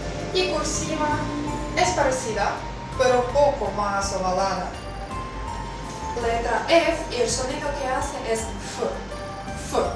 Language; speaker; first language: Spanish; non-native, fluent; Russian